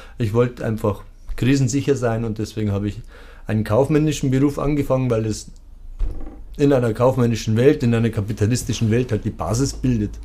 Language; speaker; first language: German; early bilingual, other home language; Turkish